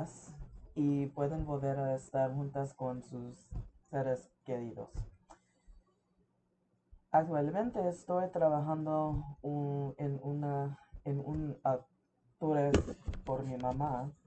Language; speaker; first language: Spanish; early bilingual, heritage; English